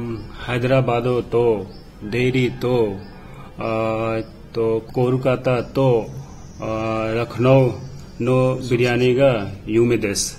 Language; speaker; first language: Japanese; non-native, learner; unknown